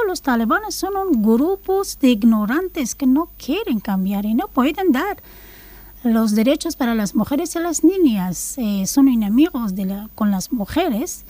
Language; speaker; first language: Spanish; non-native, learner; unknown